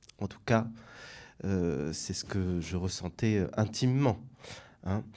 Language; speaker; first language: French; native; French